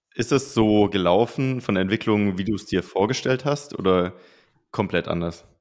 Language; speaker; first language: German; native; German